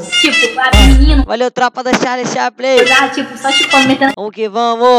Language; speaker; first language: Portuguese; native; Portuguese